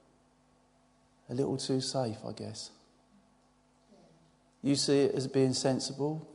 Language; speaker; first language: English; native; English